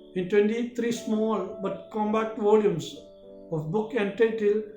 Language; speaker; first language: English; non-native, local second language; Malayalam